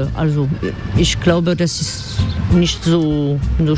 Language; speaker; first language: German; non-native, fluent; French